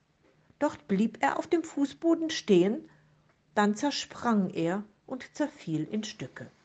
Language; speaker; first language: German; native; German